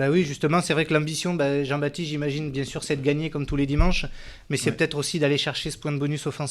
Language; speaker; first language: French; native; French